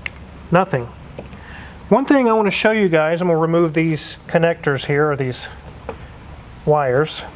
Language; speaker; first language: English; native; English